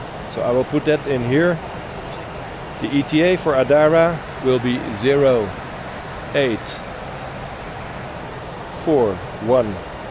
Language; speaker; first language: English; non-native, fluent; Dutch